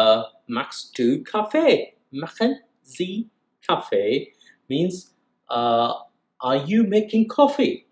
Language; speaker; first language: German; non-native, fluent; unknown